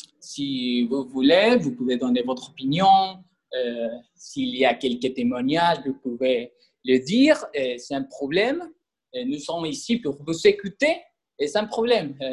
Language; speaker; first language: French; non-native, learner; Spanish